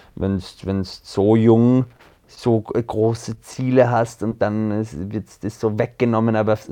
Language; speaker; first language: German; early bilingual, other home language; French